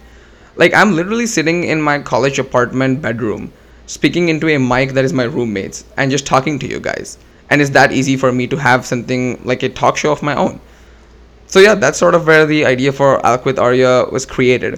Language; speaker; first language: English; non-native, local second language; Hindi